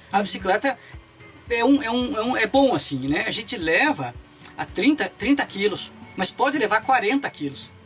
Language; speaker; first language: Portuguese; native; Portuguese